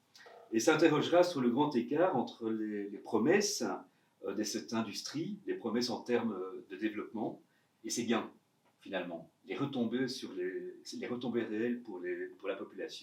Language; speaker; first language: French; native; French